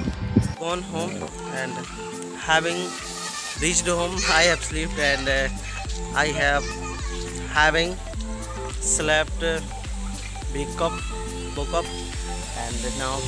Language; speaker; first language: English; non-native, local second language; Hindi